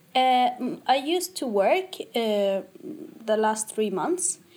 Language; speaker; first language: English; non-native, fluent; Arabic